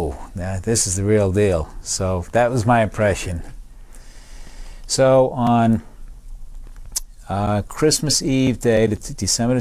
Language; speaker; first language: English; native; English